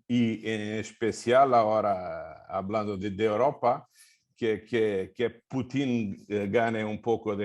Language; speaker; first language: Spanish; non-native, fluent; Portuguese